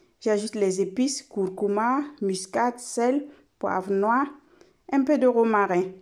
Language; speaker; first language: French; non-native, local second language; Mossi